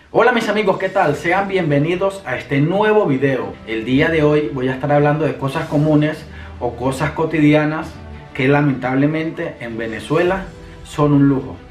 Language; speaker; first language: Spanish; native; Spanish